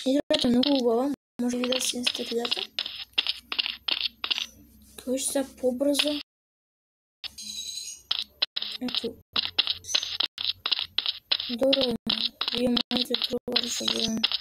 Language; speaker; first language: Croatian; non-native, learner; Macedonian